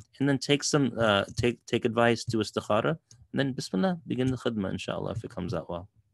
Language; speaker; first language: English; native; English